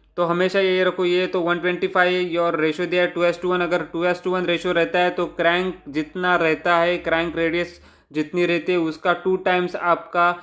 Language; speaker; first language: Hindi; non-native, local second language; Marathi